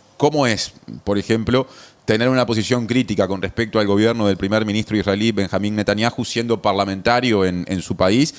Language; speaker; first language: Spanish; native; Spanish